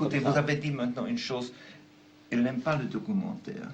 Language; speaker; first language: French; non-native, fluent; German